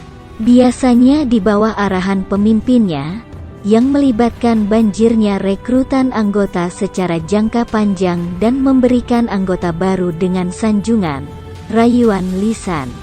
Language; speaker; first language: Indonesian; native; Indonesian